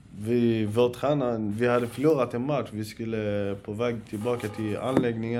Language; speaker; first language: Swedish; early bilingual, other home language; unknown